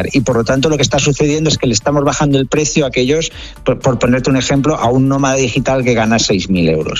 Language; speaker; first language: Spanish; native; Spanish